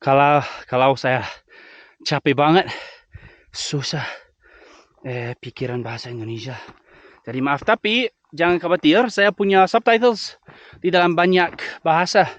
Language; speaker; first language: Indonesian; non-native, learner; English